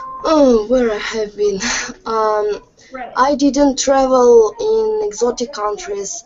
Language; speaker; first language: English; non-native, learner; Russian